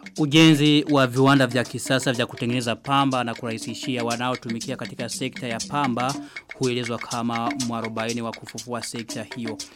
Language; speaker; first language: Swahili; non-native, local second language; Rundi